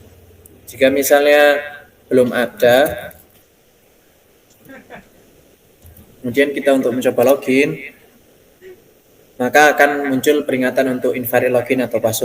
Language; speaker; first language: Indonesian; native; Indonesian